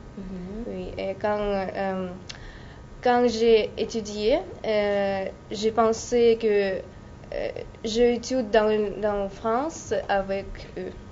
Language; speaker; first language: French; non-native, learner; Russian